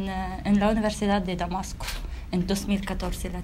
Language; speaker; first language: Spanish; non-native, fluent; Arabic